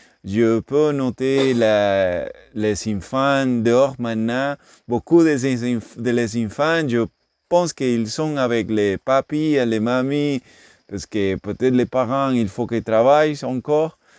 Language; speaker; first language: French; non-native, learner; English